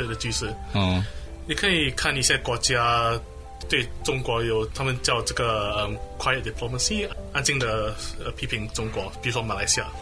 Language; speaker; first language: Chinese; non-native, local second language; English